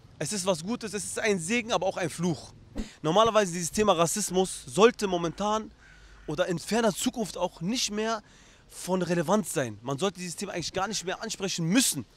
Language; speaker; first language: German; early bilingual, other home language; Arabic